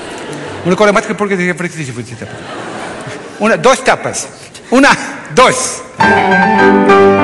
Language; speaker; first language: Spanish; non-native, learner; French